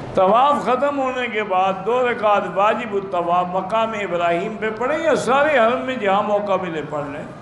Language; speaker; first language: Urdu; native; Urdu